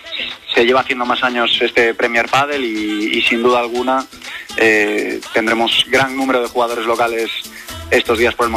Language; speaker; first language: Spanish; native; Spanish